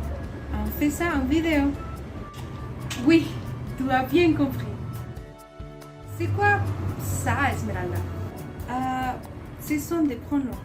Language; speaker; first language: French; non-native, learner; Spanish